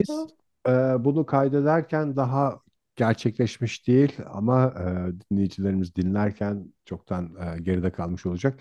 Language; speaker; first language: Turkish; native; Turkish